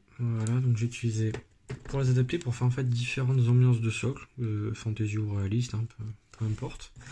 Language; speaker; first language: French; native; French